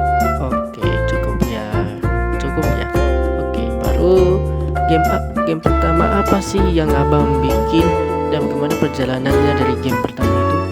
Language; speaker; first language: Indonesian; native; Indonesian